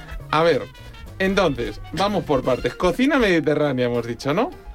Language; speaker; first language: Spanish; native; Spanish